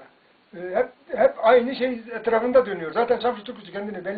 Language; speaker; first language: Turkish; native; Turkish